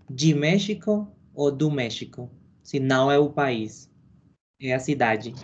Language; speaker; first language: Portuguese; non-native, learner; Spanish